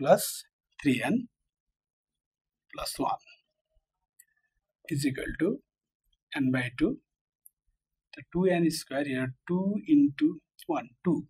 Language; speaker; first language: English; non-native, local second language; Nepali